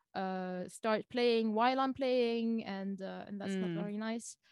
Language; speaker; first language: English; non-native, fluent; French